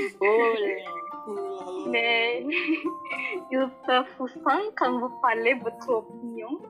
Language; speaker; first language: French; non-native, learner; Indonesian